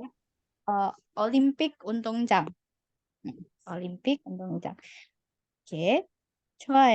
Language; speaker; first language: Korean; non-native, fluent; Indonesian